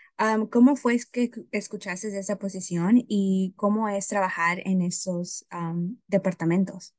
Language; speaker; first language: Spanish; early bilingual, heritage; Spanish